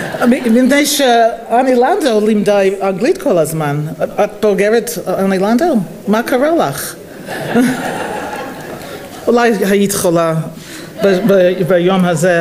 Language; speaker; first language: Hebrew; non-native, fluent; English